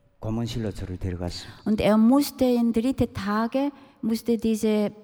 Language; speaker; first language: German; non-native, fluent; Korean